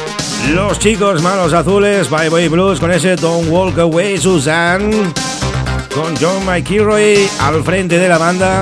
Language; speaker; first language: Spanish; native; Spanish